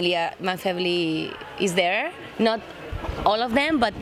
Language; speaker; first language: English; non-native, fluent; Spanish